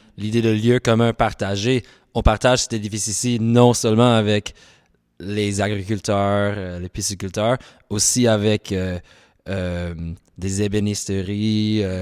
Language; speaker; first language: French; native; French